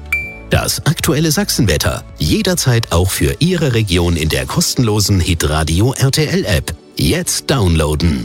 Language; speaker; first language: German; native; German